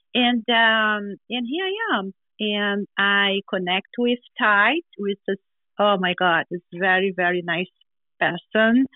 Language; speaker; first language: English; non-native, learner; Portuguese